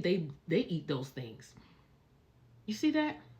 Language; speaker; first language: English; native; English